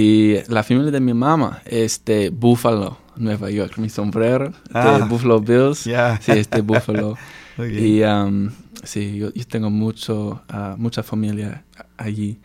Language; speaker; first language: Spanish; non-native, learner; English